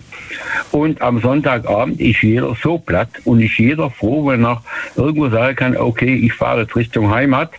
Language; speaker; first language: German; native; German